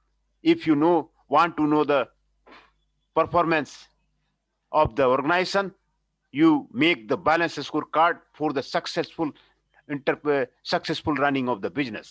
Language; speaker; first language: English; non-native, local second language; Hindi